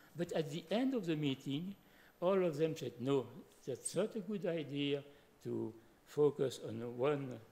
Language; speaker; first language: English; non-native, fluent; French